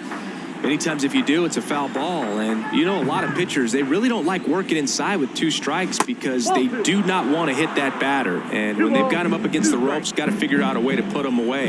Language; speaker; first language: English; native; English